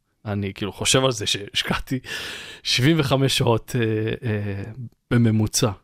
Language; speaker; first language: Hebrew; native; Hebrew